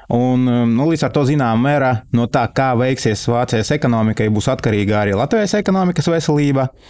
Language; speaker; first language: Latvian; non-native, local second language; Russian